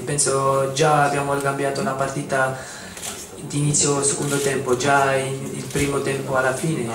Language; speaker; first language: Italian; non-native, fluent; Dutch